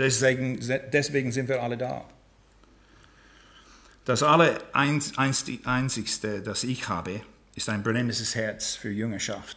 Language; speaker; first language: German; non-native, fluent; English